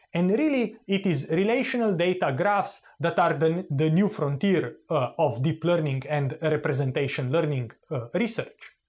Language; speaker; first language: English; non-native, fluent; Slovenian